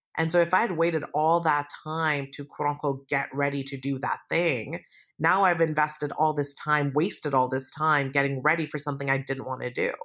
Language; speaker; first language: English; native; English